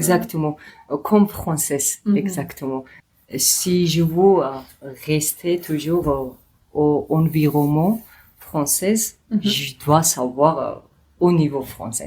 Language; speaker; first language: French; non-native, learner; Georgian